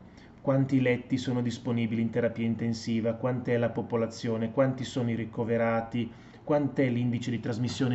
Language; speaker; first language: Italian; native; Italian